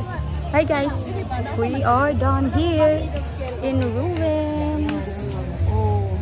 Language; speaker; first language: English; non-native, local second language; Filipino